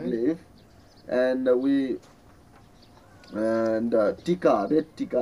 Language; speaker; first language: English; non-native, learner; Newari